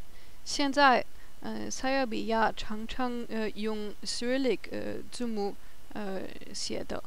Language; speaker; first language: Chinese; non-native, learner; German